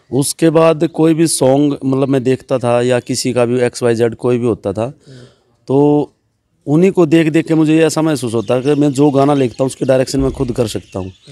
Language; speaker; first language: Hindi; native; Hindi